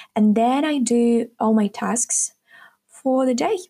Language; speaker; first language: English; non-native, fluent; Ukrainian